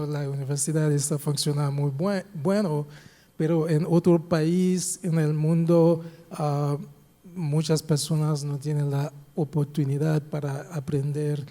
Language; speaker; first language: Spanish; non-native, fluent; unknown